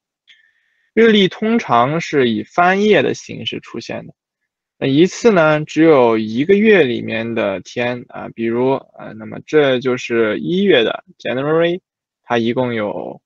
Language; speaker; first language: Chinese; native; Chinese